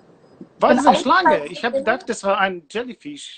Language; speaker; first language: German; non-native, learner; Polish